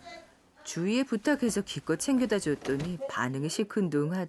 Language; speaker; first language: Korean; native; Korean